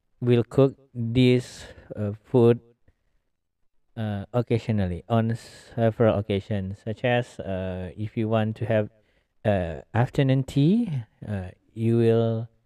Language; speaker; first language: English; non-native, learner; Indonesian